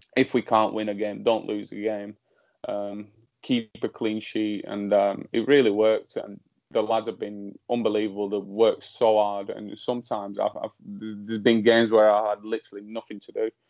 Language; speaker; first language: English; early bilingual, other home language; Slovak